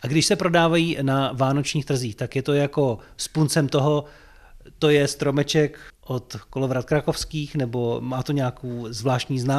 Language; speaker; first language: Czech; native; Czech